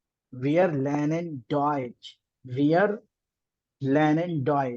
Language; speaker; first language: German; non-native, learner; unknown